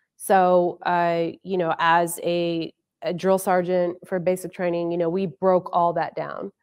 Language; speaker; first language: English; native; English